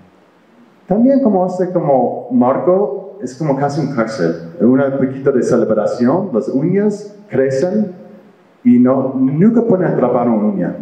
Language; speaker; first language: Spanish; non-native, fluent; English